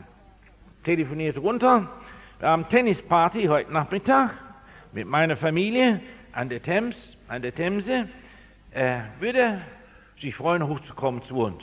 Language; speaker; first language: German; non-native, fluent; English